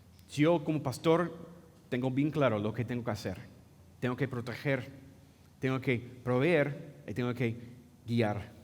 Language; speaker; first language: Spanish; non-native, fluent; English